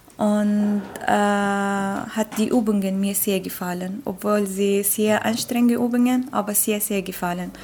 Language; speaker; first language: German; non-native, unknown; Arabic